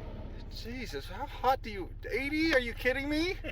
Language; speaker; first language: English; native; English